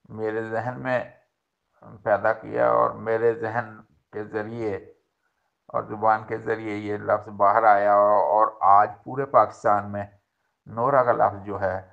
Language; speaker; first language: Urdu; non-native, local second language; Haryanvi